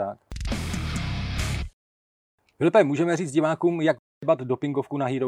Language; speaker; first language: Czech; native; Czech